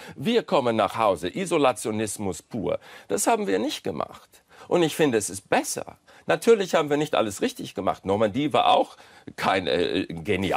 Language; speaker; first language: German; non-native, fluent; English